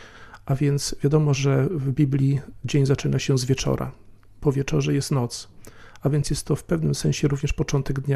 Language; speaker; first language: Polish; native; Polish